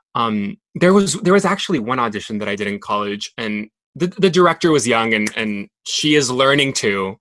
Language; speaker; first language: English; non-native, fluent; Spanish